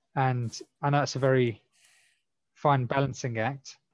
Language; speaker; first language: English; native; English